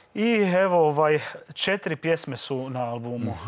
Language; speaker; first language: Croatian; native; Croatian